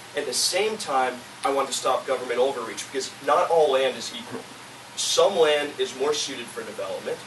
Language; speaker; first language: English; native; English